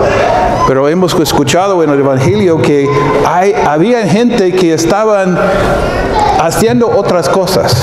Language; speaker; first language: Spanish; non-native, fluent; English